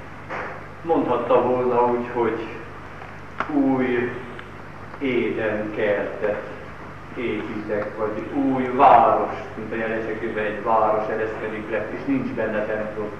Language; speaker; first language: Hungarian; native; Hungarian